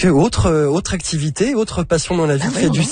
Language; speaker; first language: French; native; French